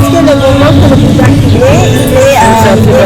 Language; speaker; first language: French; non-native, fluent; Khmer